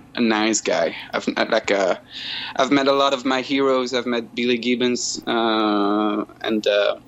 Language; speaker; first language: English; non-native, fluent; French